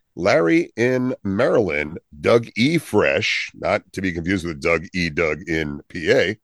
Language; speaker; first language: English; native; English